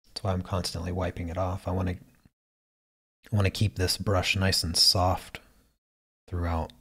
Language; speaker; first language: English; native; English